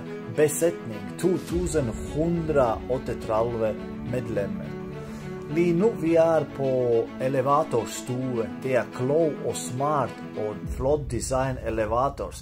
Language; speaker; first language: Swedish; non-native, learner; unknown